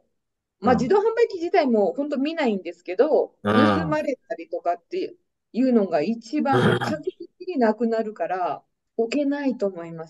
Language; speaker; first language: Japanese; native; Japanese